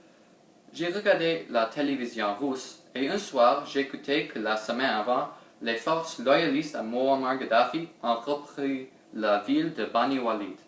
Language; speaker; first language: French; non-native, learner; English